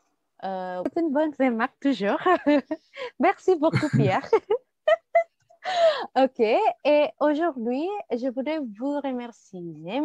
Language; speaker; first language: French; non-native, fluent; Indonesian